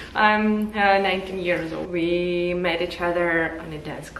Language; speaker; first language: English; non-native, learner; Russian